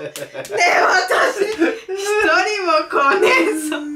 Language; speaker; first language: Japanese; non-native, fluent; Spanish